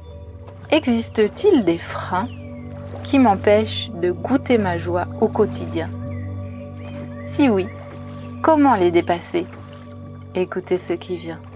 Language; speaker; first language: French; native; French